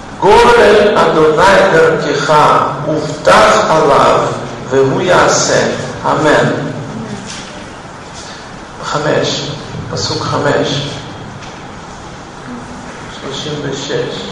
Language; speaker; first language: Hebrew; non-native, fluent; Russian